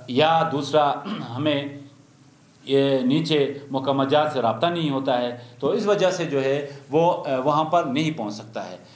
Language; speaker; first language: Urdu; non-native, local second language; Khowar